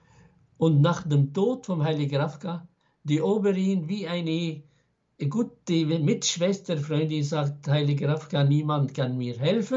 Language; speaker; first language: German; non-native, fluent; Arabic